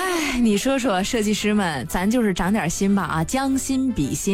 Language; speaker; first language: Chinese; native; Chinese